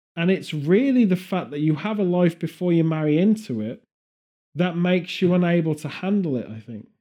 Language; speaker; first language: English; native; English